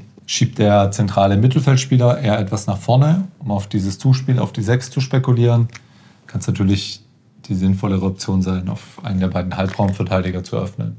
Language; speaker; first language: German; native; German